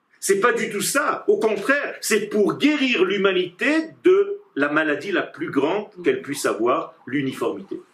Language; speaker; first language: French; non-native, fluent; Hebrew